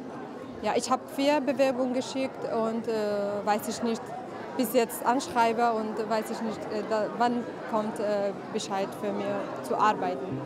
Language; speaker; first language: German; non-native, learner; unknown